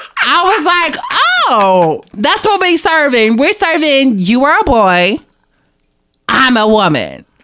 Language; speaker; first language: English; native; English